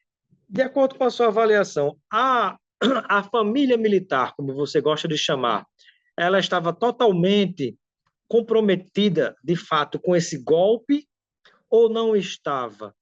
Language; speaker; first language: Portuguese; native; Portuguese